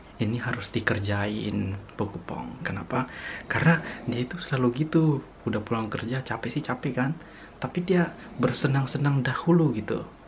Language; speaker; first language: Indonesian; native; Indonesian